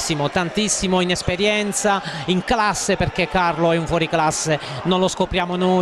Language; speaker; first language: Italian; native; Italian